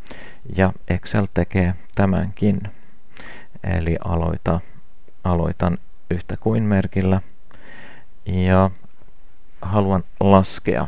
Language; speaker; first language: Finnish; non-native, local second language; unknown